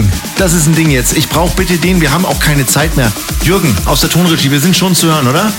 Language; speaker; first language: German; native; German